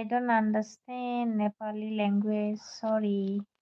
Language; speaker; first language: English; non-native, learner; Kok Borok